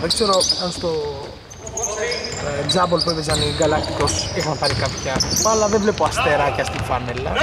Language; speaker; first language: Greek; native; Greek